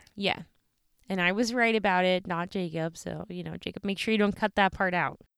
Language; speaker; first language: English; native; English